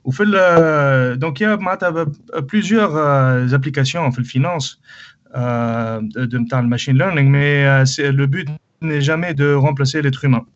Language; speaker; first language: French; non-native, local second language; Arabic